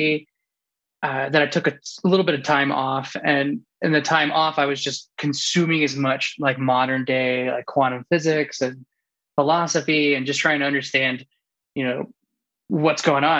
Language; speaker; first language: English; native; English